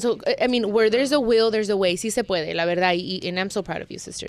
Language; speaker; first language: English; early bilingual, other home language; Spanish